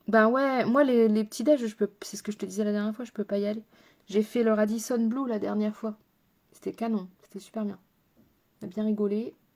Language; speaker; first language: French; native; French